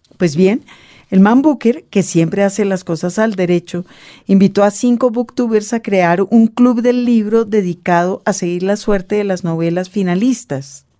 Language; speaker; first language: Spanish; native; Spanish